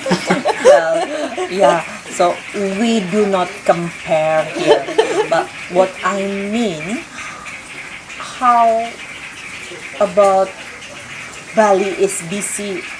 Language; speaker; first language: English; non-native, local second language; Indonesian